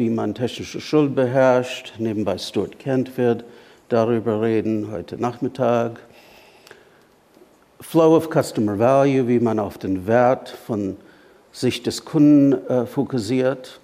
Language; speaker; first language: German; non-native, fluent; English